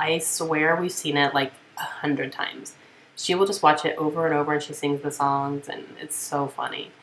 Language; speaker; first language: English; native; English